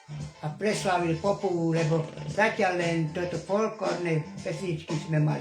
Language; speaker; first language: Slovak; non-native, local second language; Romany